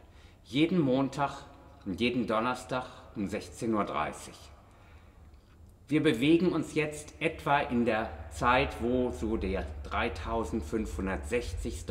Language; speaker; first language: German; native; German